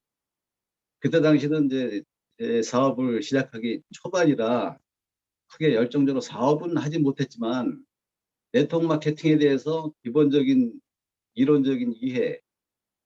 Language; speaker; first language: Korean; native; Korean